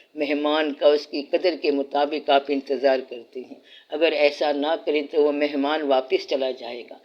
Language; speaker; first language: Urdu; non-native, local second language; Punjabi